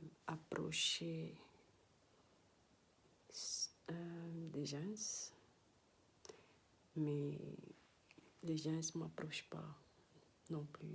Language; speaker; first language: French; non-native, learner; Dutch